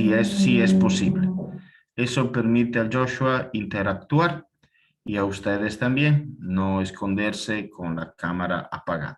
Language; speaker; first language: Spanish; non-native, fluent; Italian